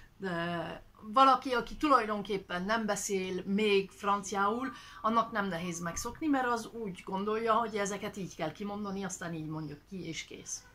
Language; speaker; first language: Hungarian; early bilingual, heritage; French